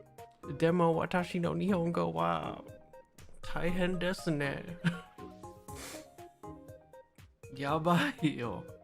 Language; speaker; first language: Japanese; non-native, learner; English